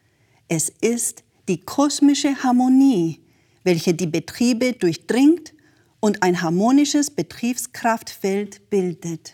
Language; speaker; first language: German; native; German